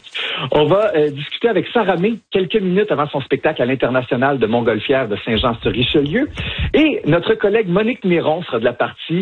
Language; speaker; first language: French; native; French